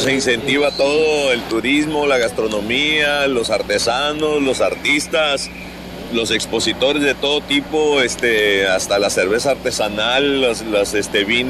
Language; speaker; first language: Spanish; native; Spanish